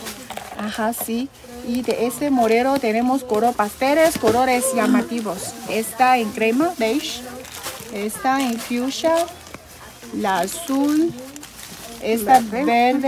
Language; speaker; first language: Spanish; non-native, learner; Chinese